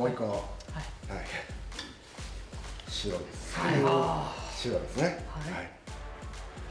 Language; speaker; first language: Japanese; non-native, learner; Korean